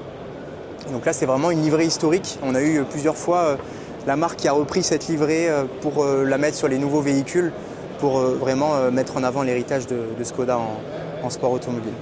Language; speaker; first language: French; native; French